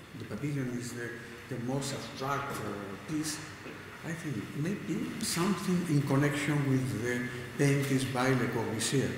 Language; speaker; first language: English; non-native, learner; Spanish